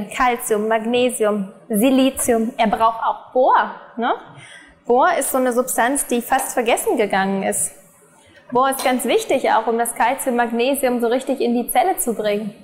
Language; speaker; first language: German; native; German